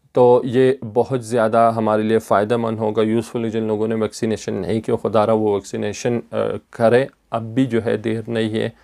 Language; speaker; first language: Urdu; non-native, local second language; Pashto